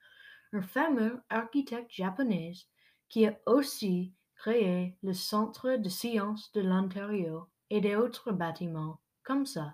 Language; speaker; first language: French; non-native, local second language; English